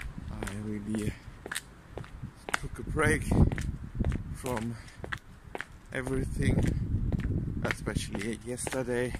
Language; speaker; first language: English; non-native, fluent; German